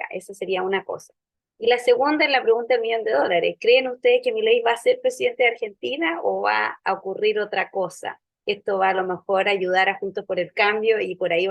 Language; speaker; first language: Spanish; native; Spanish